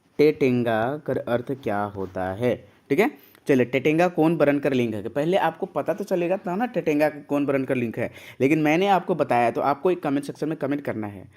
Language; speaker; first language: Hindi; native; Hindi